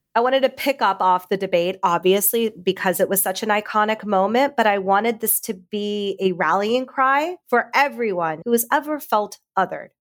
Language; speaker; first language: English; early bilingual, other home language; Hindi